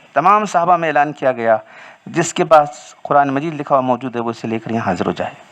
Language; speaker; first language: Urdu; native; Urdu